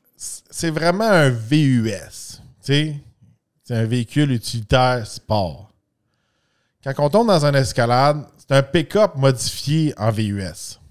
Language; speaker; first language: French; native; French